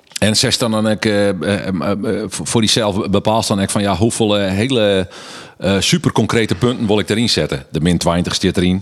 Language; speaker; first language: Dutch; non-native, local second language; Western Frisian